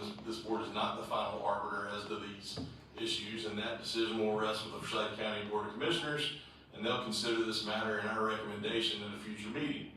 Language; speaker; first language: English; native; English